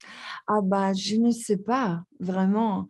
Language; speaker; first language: French; non-native, fluent; Italian